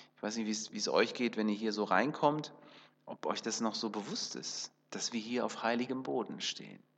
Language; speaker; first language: German; early bilingual, other home language; Russian